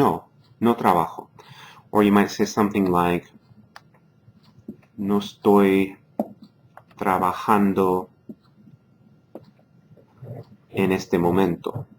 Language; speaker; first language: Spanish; non-native, fluent; English